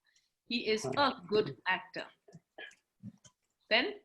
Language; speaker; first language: English; non-native, learner; Tibetan